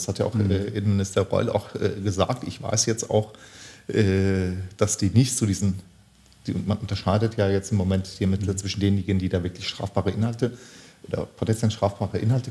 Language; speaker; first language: German; early bilingual, other home language; Turkish